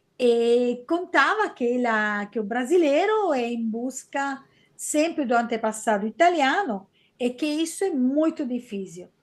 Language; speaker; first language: Portuguese; non-native, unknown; Italian